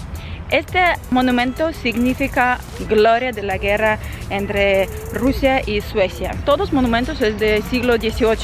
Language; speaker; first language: Spanish; non-native, fluent; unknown